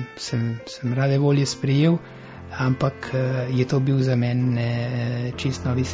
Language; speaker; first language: Slovenian; early bilingual, heritage; Slovenian